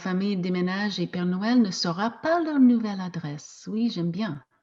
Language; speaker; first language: French; non-native, fluent; English